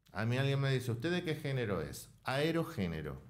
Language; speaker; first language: Spanish; native; Spanish